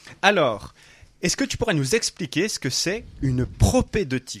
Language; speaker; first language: French; native; French